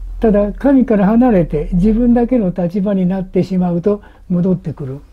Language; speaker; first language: Japanese; native; Japanese